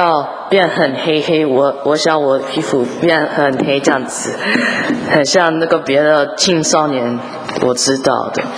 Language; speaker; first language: Chinese; early bilingual, heritage; English